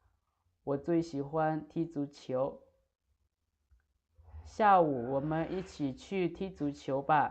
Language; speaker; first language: Chinese; non-native, fluent; Lao